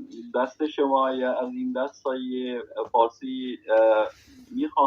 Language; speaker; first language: Persian; non-native, learner; Urdu